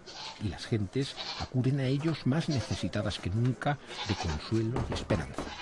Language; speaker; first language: Spanish; native; Spanish